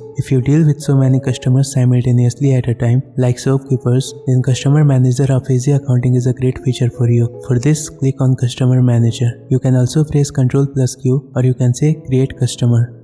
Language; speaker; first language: English; non-native, local second language; Hindi